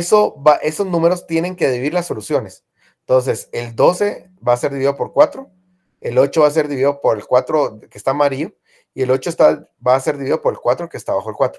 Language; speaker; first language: Spanish; native; Spanish